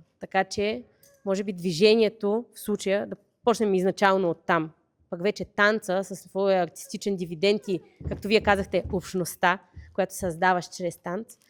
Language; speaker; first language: Bulgarian; native; Bulgarian